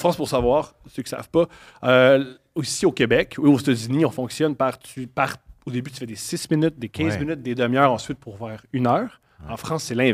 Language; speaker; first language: French; native; French